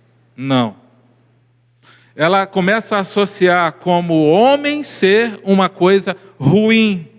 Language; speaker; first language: Portuguese; native; Portuguese